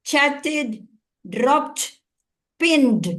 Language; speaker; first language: English; non-native, fluent; Indonesian